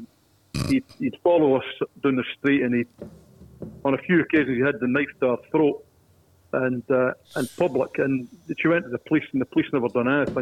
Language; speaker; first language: English; native; English